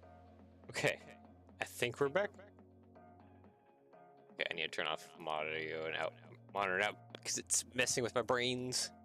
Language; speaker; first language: English; native; English